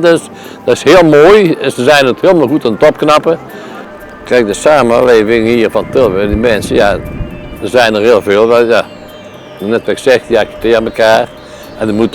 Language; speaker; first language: Dutch; native; Dutch